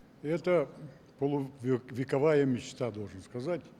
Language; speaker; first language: Russian; non-native, local second language; Yakut